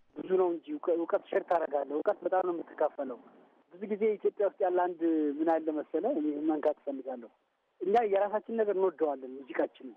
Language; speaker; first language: Amharic; native; Amharic